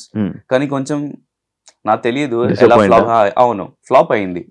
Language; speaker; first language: Telugu; non-native, local second language; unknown